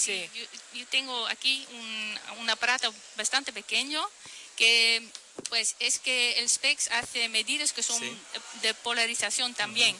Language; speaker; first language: Spanish; non-native, fluent; Dutch